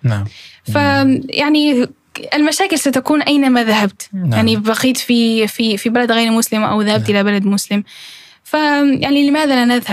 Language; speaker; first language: Arabic; early bilingual, heritage; Arabic